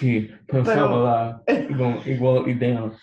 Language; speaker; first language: Spanish; non-native, learner; English